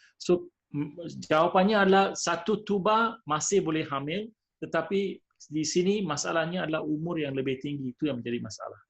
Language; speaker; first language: Malay; non-native, local second language; Tamil